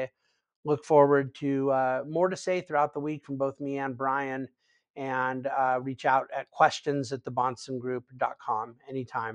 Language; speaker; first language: English; native; English